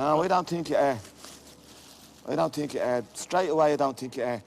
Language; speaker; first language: English; native; English